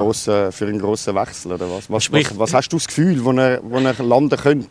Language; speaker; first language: German; native; German